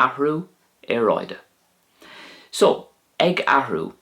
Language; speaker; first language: Irish; non-native, local second language; English